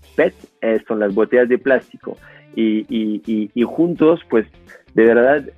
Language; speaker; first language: Spanish; non-native, fluent; French